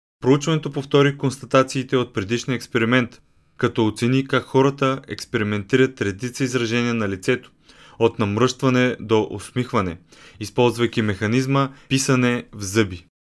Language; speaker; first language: Bulgarian; native; Bulgarian